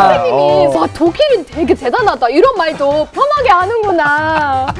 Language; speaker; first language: Korean; non-native, fluent; German